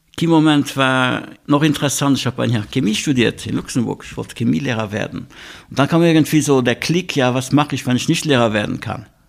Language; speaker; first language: German; non-native, local second language; Luxembourgish